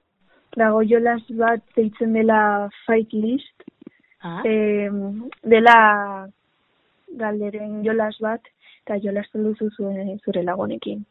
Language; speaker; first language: Basque; non-native, local second language; Spanish